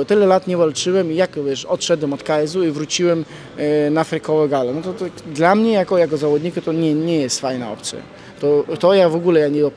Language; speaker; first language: Polish; non-native, fluent; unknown